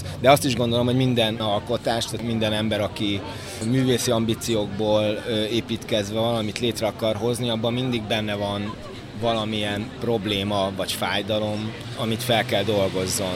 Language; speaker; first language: Hungarian; native; Hungarian